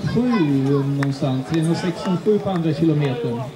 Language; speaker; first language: Swedish; native; Swedish